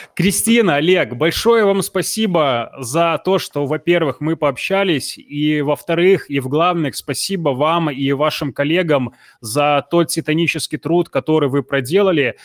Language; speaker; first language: Russian; non-native, local second language; Belarusian